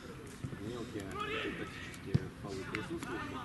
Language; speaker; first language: Russian; native; Russian